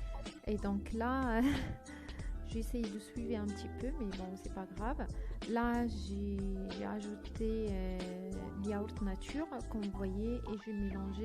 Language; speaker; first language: French; non-native, fluent; Arabic